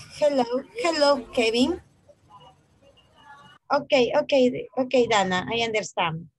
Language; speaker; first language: English; non-native, fluent; Spanish